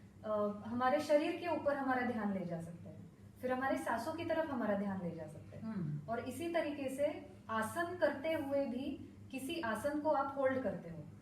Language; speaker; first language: Hindi; non-native, local second language; Marathi